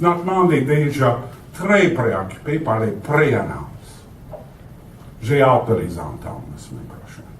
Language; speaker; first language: French; native; French